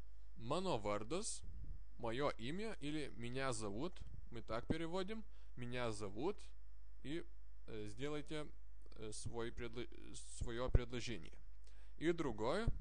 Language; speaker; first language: Russian; non-native, fluent; Lithuanian